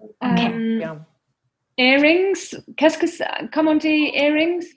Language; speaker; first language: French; non-native, learner; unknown